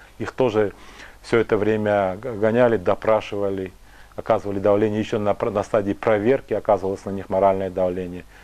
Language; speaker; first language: Russian; non-native, local second language; Tajik